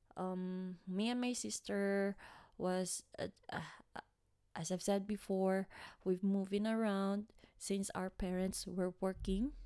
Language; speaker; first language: English; non-native, local second language; Waray